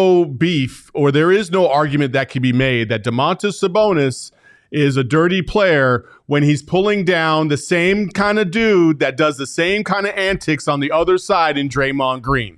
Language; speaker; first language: English; native; English